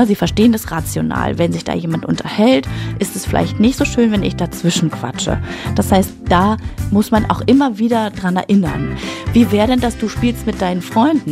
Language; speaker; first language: German; native; German